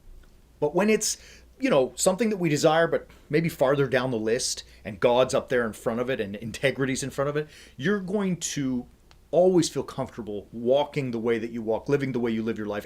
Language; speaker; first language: English; native; English